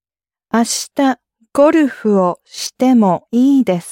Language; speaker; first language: Japanese; non-native, learner; English